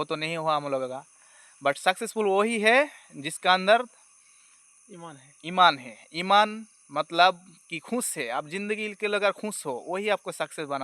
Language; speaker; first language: Hindi; non-native, fluent; Bangla